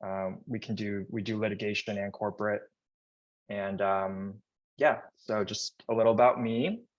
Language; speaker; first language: English; native; English